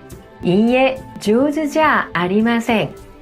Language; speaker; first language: Japanese; non-native, fluent; Korean